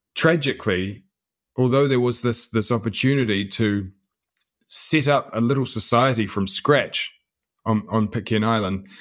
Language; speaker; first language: English; native; English